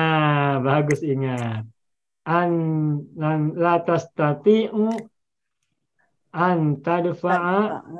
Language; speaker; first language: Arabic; non-native, fluent; Indonesian